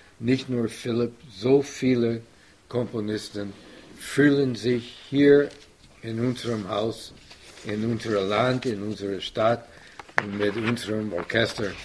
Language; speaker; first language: German; non-native, fluent; English